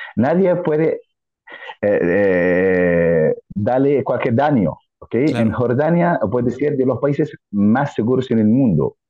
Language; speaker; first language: Spanish; non-native, fluent; Arabic